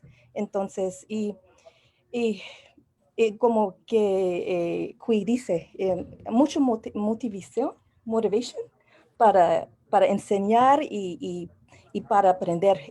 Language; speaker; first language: Spanish; non-native, learner; English